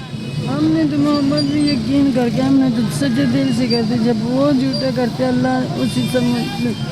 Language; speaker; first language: Hindi; non-native, local second language; Punjabi